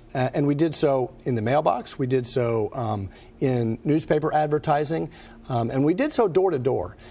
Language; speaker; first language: English; native; English